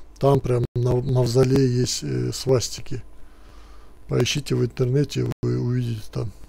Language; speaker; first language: Russian; non-native, local second language; Turkish